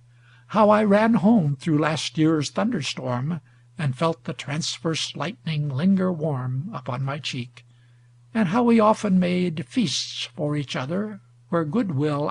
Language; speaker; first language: English; native; English